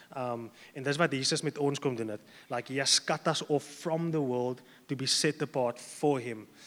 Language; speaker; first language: English; non-native, local second language; Afrikaans